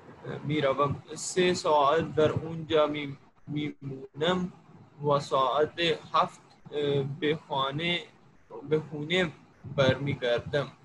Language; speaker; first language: Persian; non-native, learner; Urdu